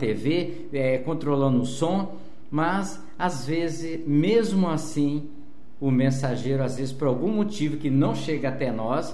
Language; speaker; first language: Portuguese; native; Portuguese